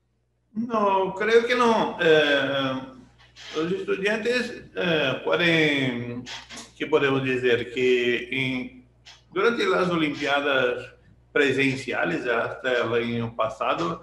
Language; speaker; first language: Portuguese; non-native, learner; Spanish